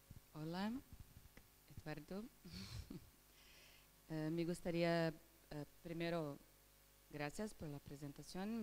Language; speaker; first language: Spanish; non-native, fluent; Portuguese